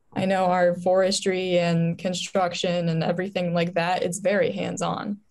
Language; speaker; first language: English; native; English